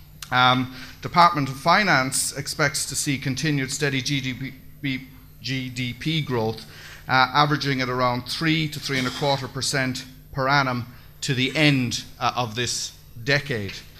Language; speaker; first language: English; native; English